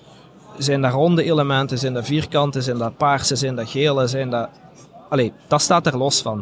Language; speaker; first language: Dutch; native; Dutch